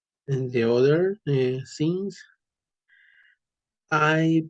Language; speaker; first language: English; non-native, learner; Spanish